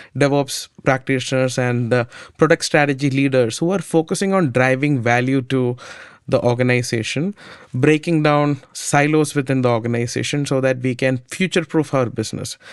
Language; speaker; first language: English; non-native, local second language; Malayalam